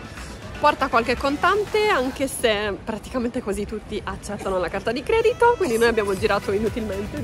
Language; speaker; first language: Italian; native; Italian